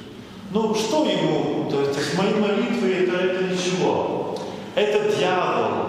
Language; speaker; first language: Russian; non-native, fluent; Lithuanian